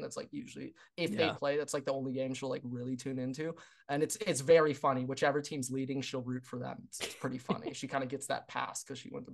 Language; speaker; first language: English; native; English